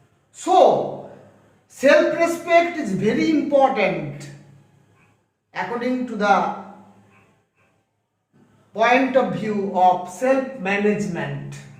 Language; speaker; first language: English; non-native, local second language; Bangla